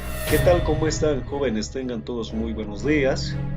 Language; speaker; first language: Spanish; native; Spanish